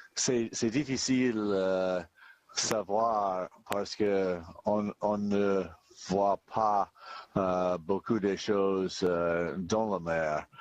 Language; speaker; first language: French; non-native, learner; English